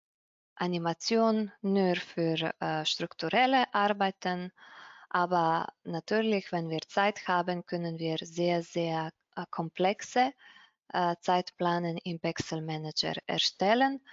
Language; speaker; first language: German; non-native, fluent; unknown